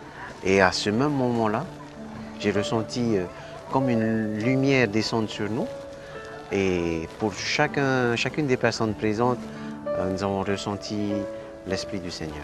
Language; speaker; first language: French; native; French